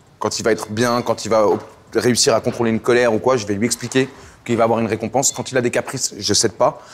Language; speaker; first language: French; native; French